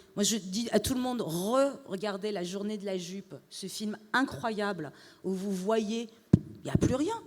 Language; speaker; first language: French; early bilingual, other home language; Persian